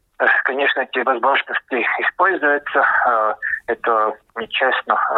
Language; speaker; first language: Russian; non-native, local second language; Latvian